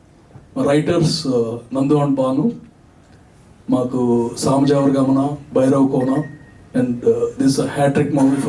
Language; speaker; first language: Telugu; native; Telugu